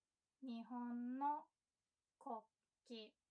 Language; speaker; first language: Japanese; non-native, fluent; English